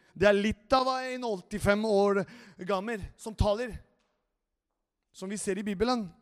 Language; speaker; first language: Norwegian; non-native, fluent; Spanish